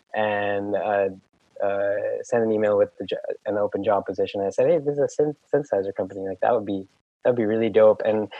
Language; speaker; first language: English; non-native, local second language; Hindi